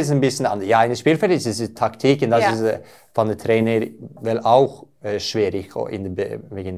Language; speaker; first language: German; non-native, learner; Norwegian